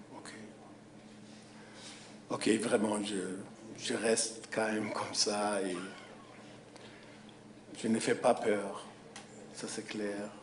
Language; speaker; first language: French; non-native, fluent; German